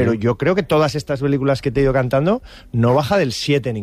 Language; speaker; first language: Spanish; native; Spanish